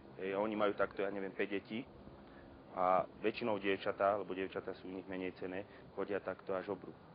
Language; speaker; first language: Slovak; native; Slovak